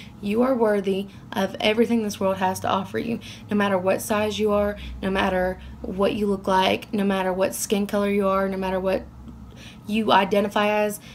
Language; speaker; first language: English; native; English